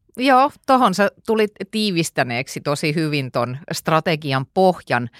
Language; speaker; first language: Finnish; native; Finnish